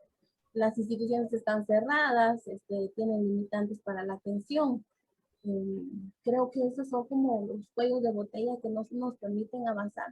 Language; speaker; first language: Spanish; native; Spanish